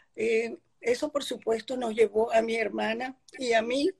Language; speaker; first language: Spanish; early bilingual, other home language; Polish